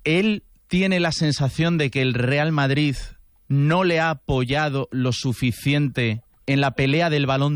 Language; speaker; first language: Spanish; native; Spanish